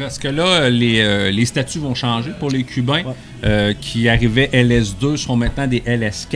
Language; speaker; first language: French; native; French